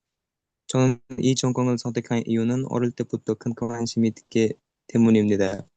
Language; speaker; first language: Korean; non-native, learner; Uzbek